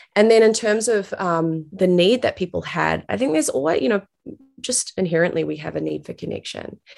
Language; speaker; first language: English; native; English